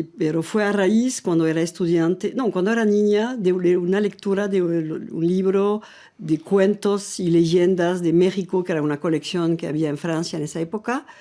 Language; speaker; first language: Spanish; non-native, fluent; French